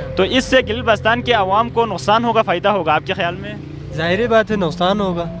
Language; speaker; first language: Urdu; non-native, local second language; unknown